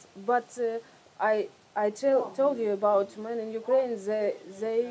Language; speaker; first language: English; non-native, learner; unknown